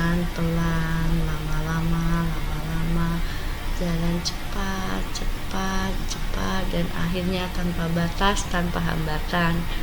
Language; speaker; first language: Indonesian; non-native, local second language; Javanese